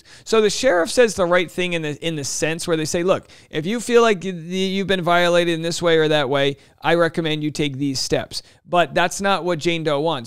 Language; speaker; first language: English; native; English